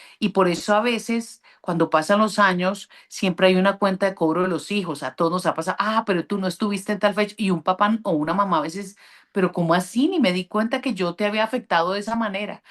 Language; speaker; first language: Spanish; native; Spanish